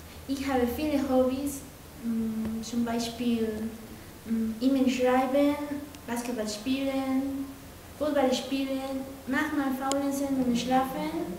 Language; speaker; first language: German; non-native, learner; Spanish